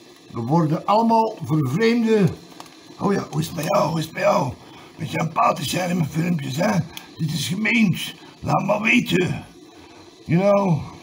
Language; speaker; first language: Dutch; native; Dutch